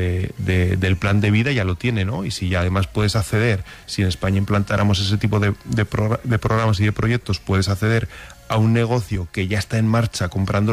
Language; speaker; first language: Spanish; native; Spanish